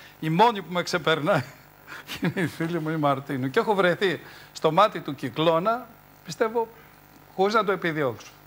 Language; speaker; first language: Greek; native; Greek